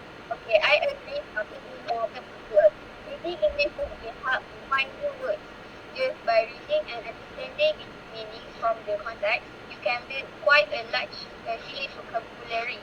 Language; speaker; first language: English; non-native, local second language; Malay